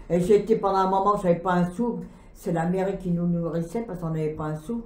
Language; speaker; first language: French; native; French